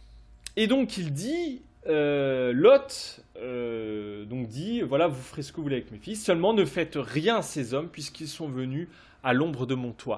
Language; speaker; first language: French; native; French